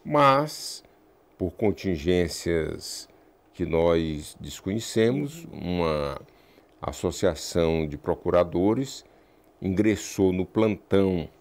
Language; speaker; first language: Portuguese; native; Portuguese